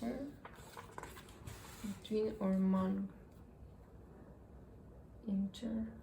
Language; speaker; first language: English; non-native, learner; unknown